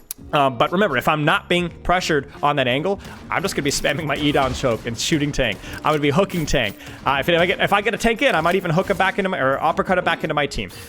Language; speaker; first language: English; native; English